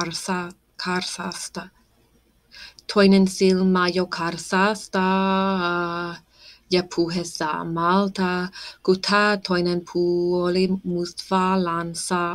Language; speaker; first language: Finnish; non-native, learner; English